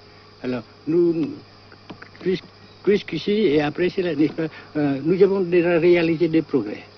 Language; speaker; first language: French; non-native, local second language; Vietnamese